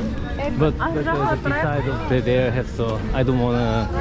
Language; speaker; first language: English; non-native, learner; Korean